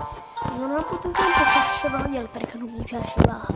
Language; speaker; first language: Italian; native; Italian